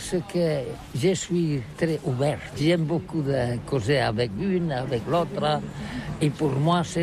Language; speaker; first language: French; non-native, learner; Catalan